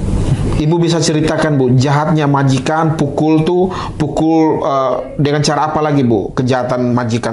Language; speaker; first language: Indonesian; native; Indonesian